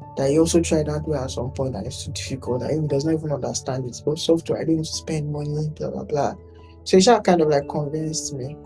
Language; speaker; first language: English; non-native, local second language; Yoruba